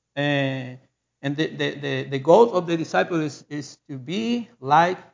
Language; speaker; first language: English; non-native, learner; Spanish